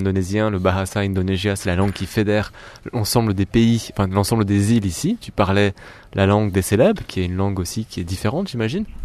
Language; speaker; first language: French; native; French